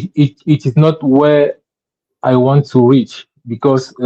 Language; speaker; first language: English; non-native, learner; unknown